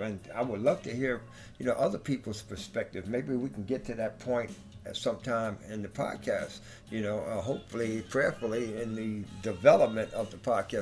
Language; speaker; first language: English; native; English